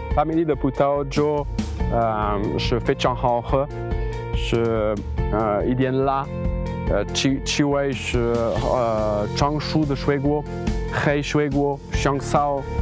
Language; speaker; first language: Chinese; non-native, learner; French